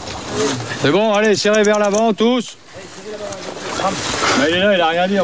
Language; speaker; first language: French; native; French